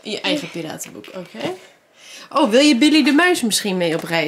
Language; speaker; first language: Dutch; native; Dutch